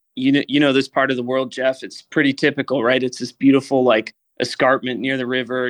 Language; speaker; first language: English; native; English